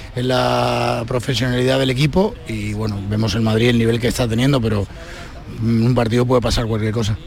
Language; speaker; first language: Spanish; native; Spanish